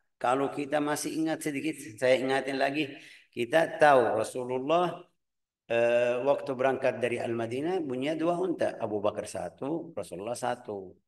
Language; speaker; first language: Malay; non-native, fluent; Arabic